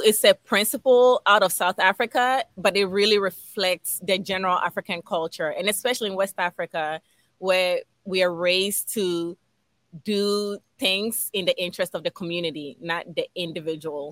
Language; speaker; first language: English; non-native, local second language; Ga